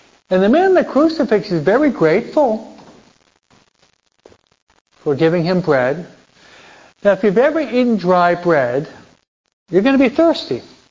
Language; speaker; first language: English; native; English